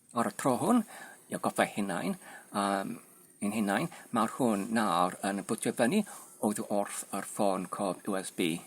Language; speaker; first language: Welsh; non-native, learner; Polish